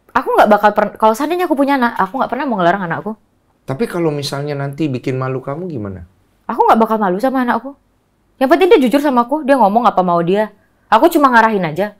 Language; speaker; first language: Indonesian; native; Indonesian